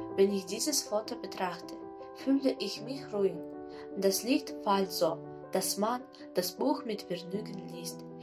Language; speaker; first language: German; non-native, learner; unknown